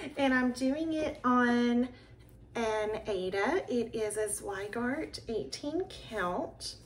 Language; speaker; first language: English; native; English